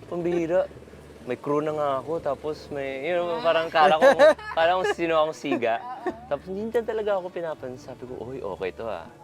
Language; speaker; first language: Filipino; non-native, local second language; Hiligaynon